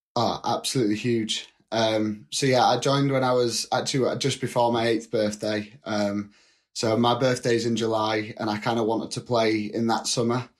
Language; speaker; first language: English; native; English